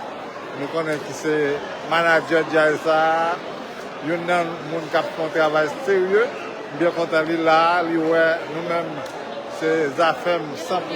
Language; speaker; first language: French; non-native, local second language; Haitian Creole